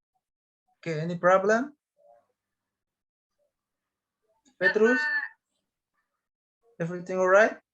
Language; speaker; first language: English; non-native, learner; Indonesian